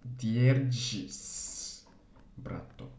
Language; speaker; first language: Russian; non-native, learner; English